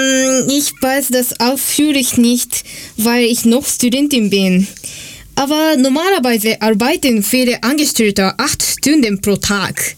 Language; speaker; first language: German; non-native, fluent; Japanese